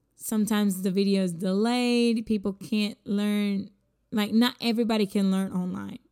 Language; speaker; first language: English; non-native, fluent; Spanish